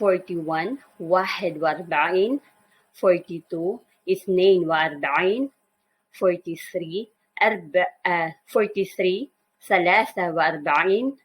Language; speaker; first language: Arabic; non-native, learner; Filipino